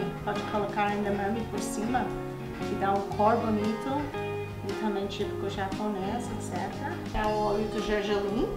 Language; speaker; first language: Portuguese; non-native, fluent; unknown